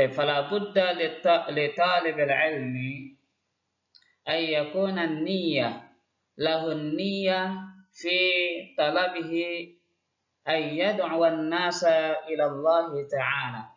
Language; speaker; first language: Arabic; non-native, fluent; Indonesian